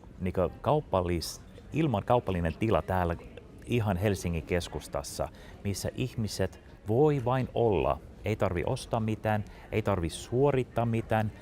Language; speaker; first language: Finnish; non-native, fluent; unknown